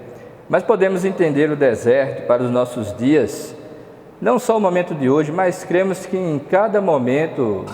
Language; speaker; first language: Portuguese; native; Portuguese